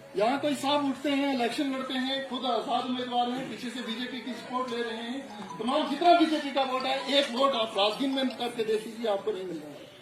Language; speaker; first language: Urdu; non-native, local second language; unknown